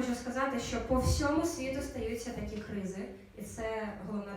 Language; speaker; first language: Ukrainian; native; Ukrainian